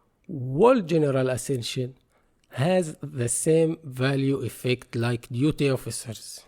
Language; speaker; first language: English; non-native, fluent; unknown